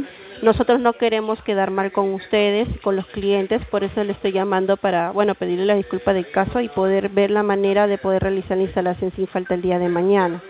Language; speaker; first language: Spanish; native; Spanish